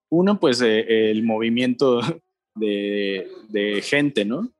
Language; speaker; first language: Spanish; native; Spanish